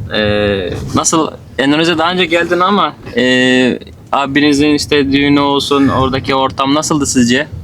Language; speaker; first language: Turkish; native; Turkish